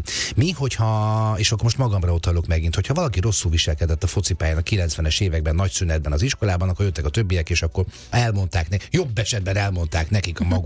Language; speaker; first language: Hungarian; native; Hungarian